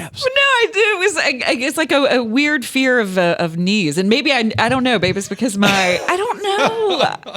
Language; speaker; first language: English; native; English